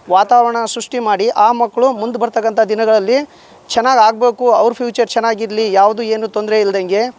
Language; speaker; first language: Kannada; native; Kannada